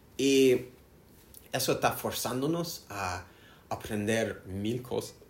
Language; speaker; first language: Spanish; non-native, learner; English